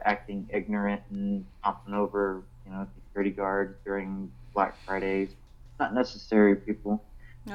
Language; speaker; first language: English; native; English